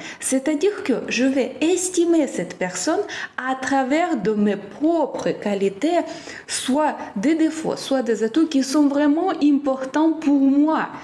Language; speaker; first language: French; non-native, fluent; Ukrainian